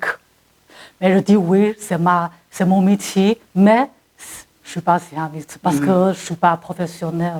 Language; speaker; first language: French; non-native, fluent; Chinese